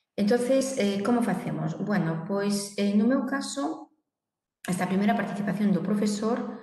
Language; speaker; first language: Spanish; non-native, local second language; Galician